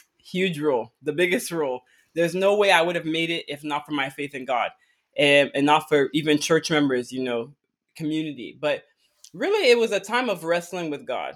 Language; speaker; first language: English; early bilingual, other home language; Akan